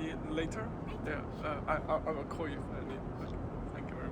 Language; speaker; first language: English; non-native, learner; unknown